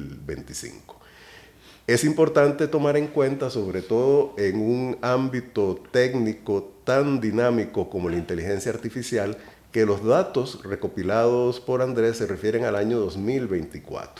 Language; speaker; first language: Spanish; native; Spanish